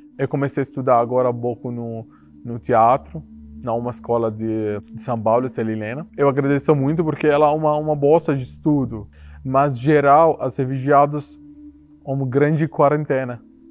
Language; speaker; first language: Portuguese; non-native, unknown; Arabic